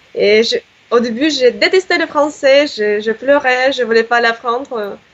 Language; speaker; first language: French; non-native, fluent; Russian